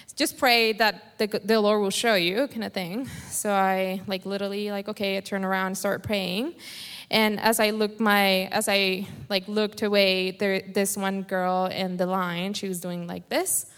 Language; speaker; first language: English; non-native, fluent; Spanish